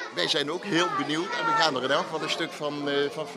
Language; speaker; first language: Dutch; native; Dutch